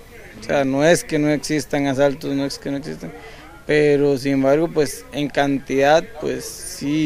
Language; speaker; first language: Spanish; native; Spanish